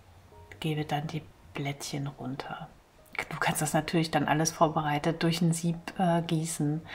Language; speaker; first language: German; native; German